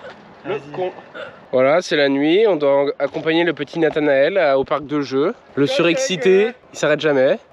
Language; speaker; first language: French; native; French